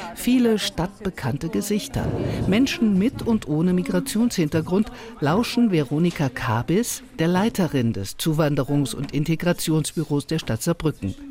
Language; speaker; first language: German; native; German